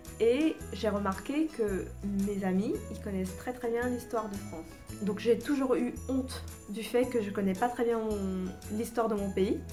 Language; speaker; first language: French; non-native, fluent; Vietnamese